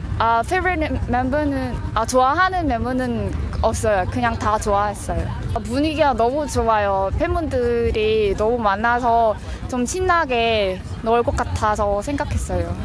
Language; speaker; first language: Korean; non-native, learner; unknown